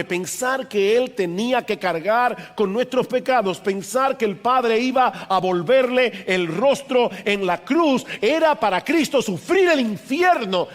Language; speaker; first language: Spanish; native; Spanish